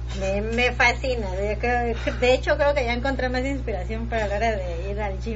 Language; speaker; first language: Spanish; native; Spanish